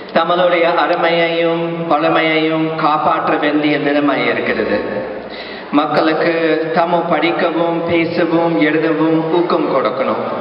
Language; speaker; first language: Tamil; non-native, fluent; English